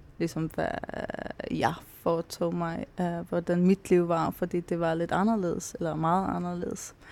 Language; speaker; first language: Danish; non-native, local second language; Faroese